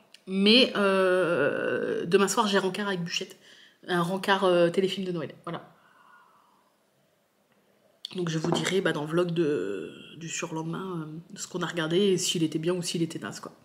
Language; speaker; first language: French; native; French